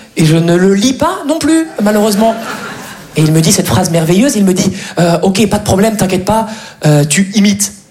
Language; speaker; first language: French; native; French